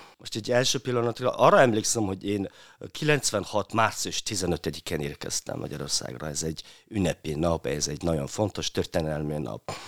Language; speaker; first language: Hungarian; non-native, fluent; Mongolian